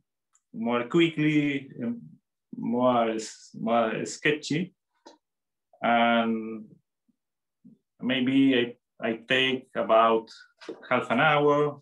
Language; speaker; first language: English; non-native, fluent; Spanish